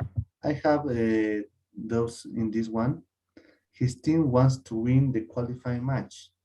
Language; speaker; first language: English; non-native, learner; Spanish